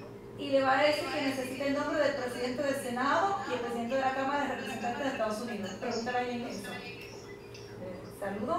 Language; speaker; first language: Spanish; native; Spanish